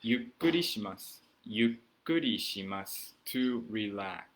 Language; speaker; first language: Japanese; non-native, fluent; English